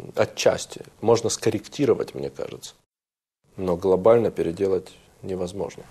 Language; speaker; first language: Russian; native; Russian